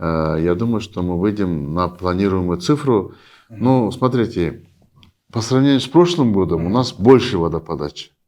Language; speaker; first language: Russian; non-native, local second language; Kyrgyz